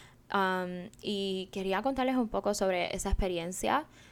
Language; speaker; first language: Spanish; early bilingual, heritage; Spanish